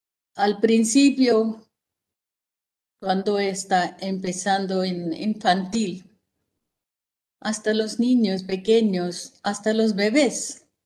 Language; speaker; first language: Spanish; non-native, fluent; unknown